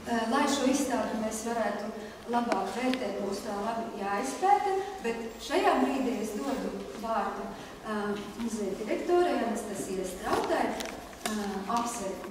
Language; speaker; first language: Latvian; native; Latvian